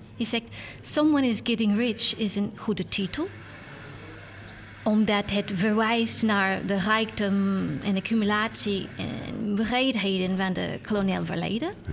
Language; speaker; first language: Dutch; non-native, learner; English